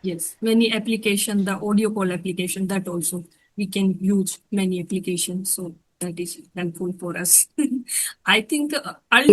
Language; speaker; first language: English; non-native, learner; Hindi